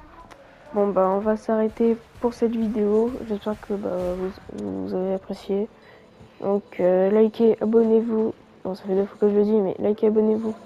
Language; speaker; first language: French; native; French